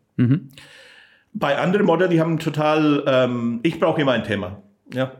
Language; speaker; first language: German; non-native, fluent; English